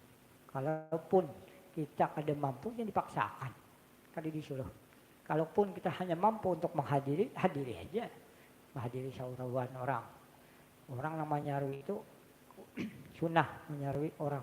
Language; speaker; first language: Indonesian; non-native, local second language; Banjar